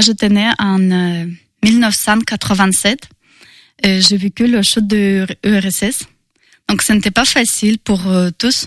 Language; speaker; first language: French; non-native, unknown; Russian